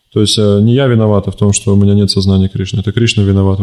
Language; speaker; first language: Russian; native; Russian